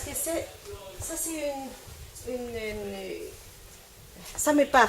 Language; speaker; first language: French; non-native, learner; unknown